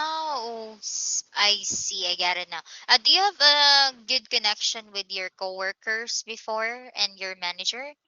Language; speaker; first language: English; non-native, local second language; Filipino